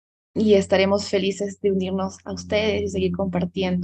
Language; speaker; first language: Spanish; native; Spanish